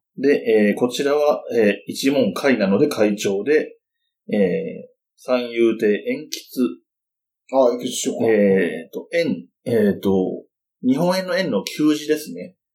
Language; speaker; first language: Japanese; native; Japanese